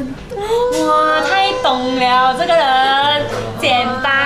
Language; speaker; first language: Chinese; native; Chinese